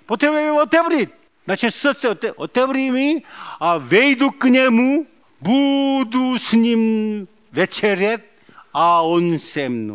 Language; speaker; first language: Czech; non-native, learner; Korean